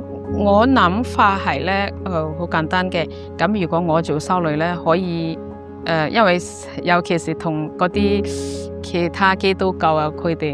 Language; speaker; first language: Cantonese; non-native, fluent; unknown